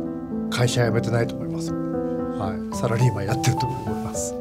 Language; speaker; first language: Japanese; native; Japanese